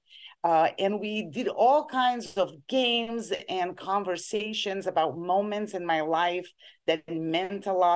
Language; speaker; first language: English; non-native, fluent; Portuguese